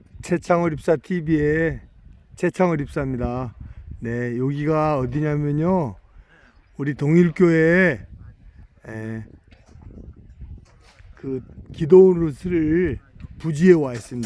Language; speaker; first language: Korean; native; Korean